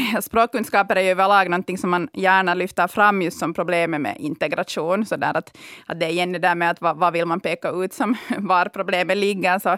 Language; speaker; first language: Swedish; native; Swedish